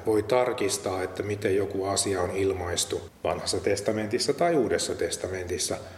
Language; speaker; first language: Finnish; native; Finnish